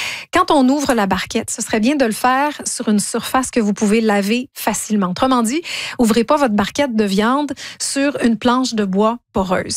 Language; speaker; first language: French; native; French